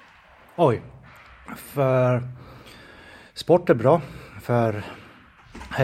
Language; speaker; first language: Swedish; non-native, fluent; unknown